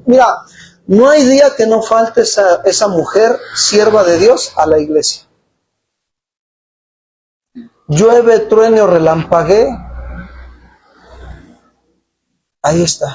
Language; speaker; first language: Spanish; native; Spanish